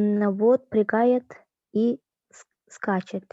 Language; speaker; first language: Russian; non-native, learner; Kazakh